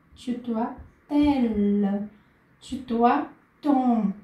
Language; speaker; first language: French; non-native, fluent; Portuguese